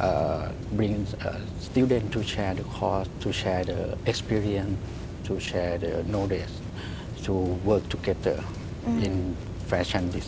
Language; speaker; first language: English; non-native, learner; Thai